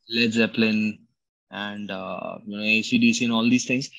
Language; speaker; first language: Hindi; native; Hindi